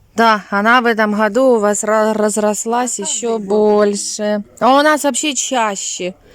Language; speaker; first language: Russian; non-native, local second language; Ukrainian